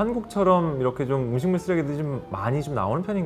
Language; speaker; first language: Korean; native; Korean